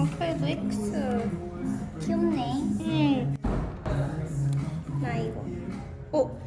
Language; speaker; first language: Korean; non-native, learner; Japanese